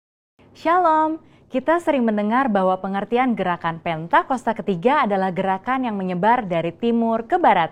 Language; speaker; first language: Indonesian; native; Indonesian